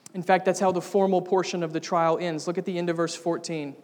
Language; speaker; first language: English; native; English